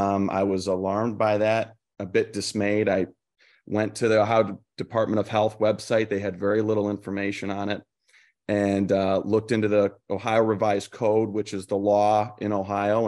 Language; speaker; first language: English; native; English